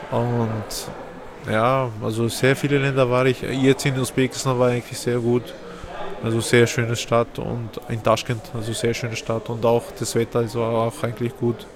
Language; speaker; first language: German; non-native, fluent; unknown